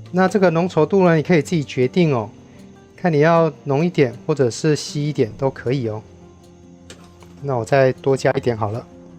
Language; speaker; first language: Chinese; native; Chinese